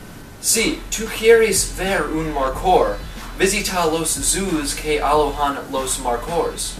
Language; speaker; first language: Spanish; non-native, learner; English